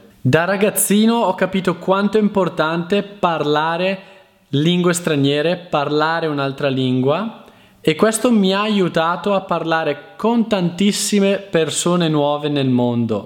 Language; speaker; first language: Italian; native; Italian